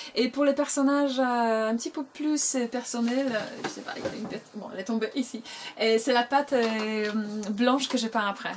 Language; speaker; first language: French; non-native, fluent; Polish